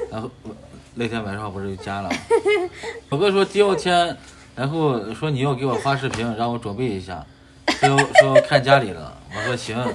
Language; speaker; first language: Chinese; native; Chinese